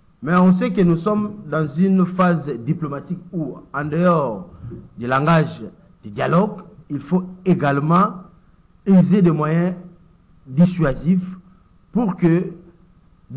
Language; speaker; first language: French; non-native, local second language; Lingala